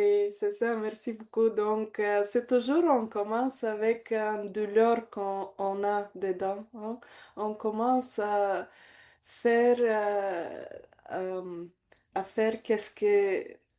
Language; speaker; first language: French; non-native, learner; Bulgarian